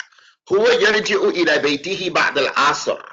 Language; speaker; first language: Arabic; non-native, fluent; English